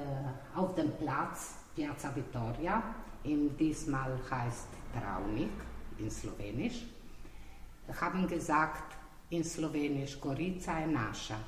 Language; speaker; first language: German; non-native, learner; Slovenian